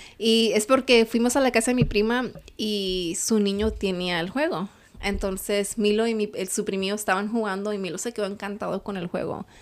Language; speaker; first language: Spanish; early bilingual, heritage; Spanish